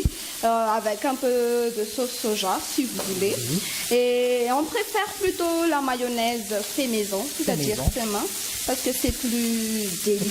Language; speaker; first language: French; non-native, local second language; Malagasy